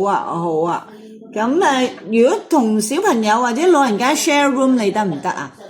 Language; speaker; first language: Cantonese; native; Cantonese